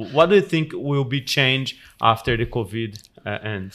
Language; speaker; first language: English; non-native, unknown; Portuguese